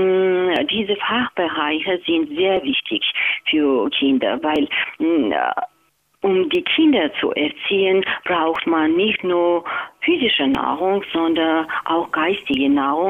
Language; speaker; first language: German; non-native, fluent; Georgian